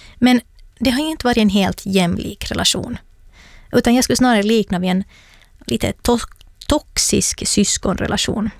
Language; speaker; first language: Swedish; native; Swedish